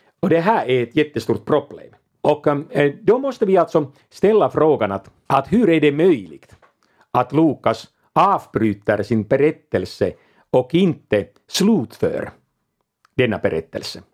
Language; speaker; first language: Swedish; non-native, local second language; Finnish